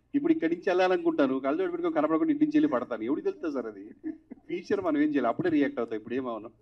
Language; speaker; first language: Telugu; native; Telugu